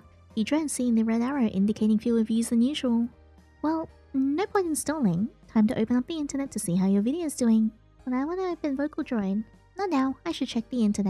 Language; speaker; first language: English; native; English